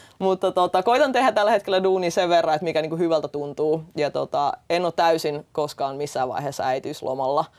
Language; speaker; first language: Finnish; early bilingual, other home language; Russian